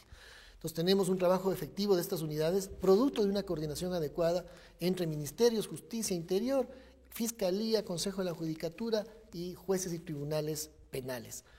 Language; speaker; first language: Spanish; native; Spanish